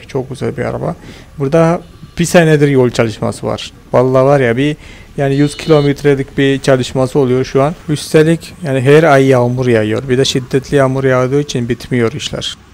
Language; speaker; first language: Turkish; non-native, fluent; Malayalam